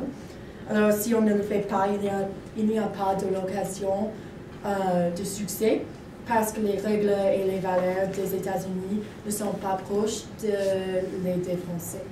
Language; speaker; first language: French; non-native, learner; English